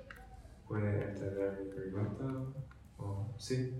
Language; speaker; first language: Spanish; non-native, learner; English